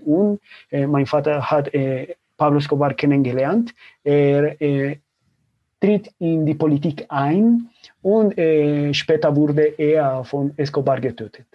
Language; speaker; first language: German; non-native, fluent; Spanish